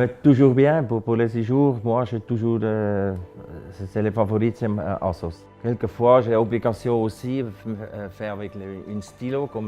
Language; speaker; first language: French; non-native, local second language; German